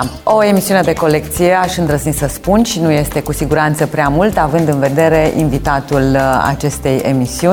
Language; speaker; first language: Romanian; native; Romanian